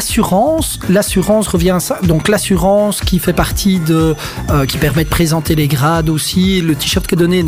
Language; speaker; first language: French; native; French